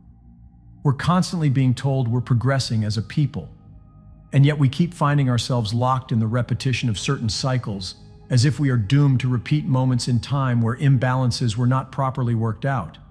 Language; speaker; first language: English; native; English